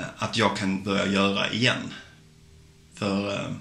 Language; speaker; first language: Swedish; native; Swedish